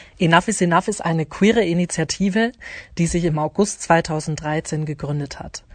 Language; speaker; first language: German; native; German